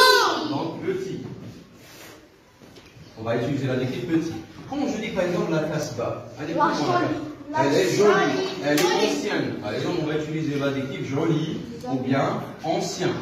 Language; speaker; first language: French; non-native, local second language; Arabic